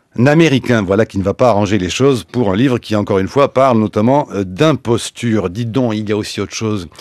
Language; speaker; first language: French; native; French